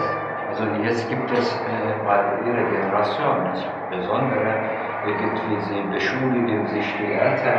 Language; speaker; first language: German; non-native, fluent; Turkish